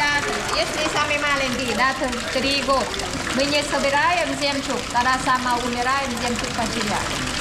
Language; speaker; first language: Russian; non-native, learner; Vietnamese